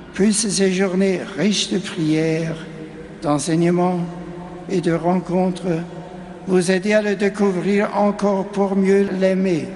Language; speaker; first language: French; non-native, fluent; German